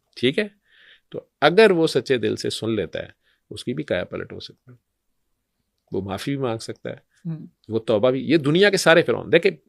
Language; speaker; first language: Urdu; native; Urdu